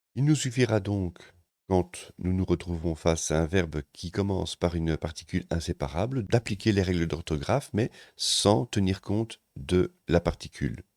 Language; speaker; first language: French; native; French